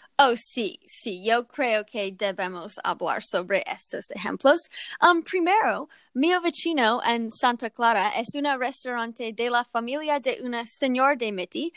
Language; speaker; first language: Spanish; non-native, learner; English